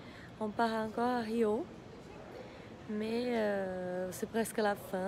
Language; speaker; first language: French; non-native, fluent; Portuguese